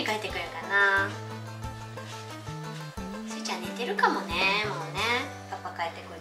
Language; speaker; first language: Japanese; native; Japanese